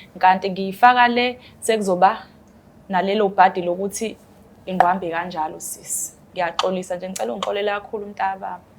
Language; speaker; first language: Zulu; native; Zulu